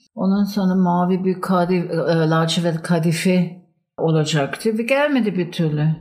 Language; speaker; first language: Turkish; non-native, fluent; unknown